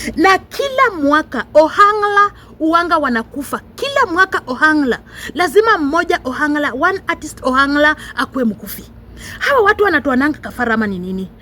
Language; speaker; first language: Swahili; non-native, local second language; Luyia